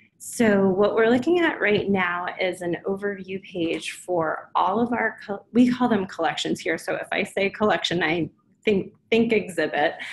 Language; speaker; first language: English; native; English